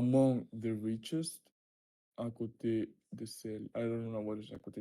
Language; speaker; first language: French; non-native, learner; Russian